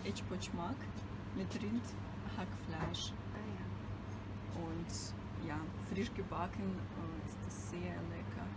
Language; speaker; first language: German; non-native, fluent; Russian